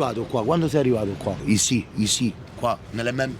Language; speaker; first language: Italian; native; Italian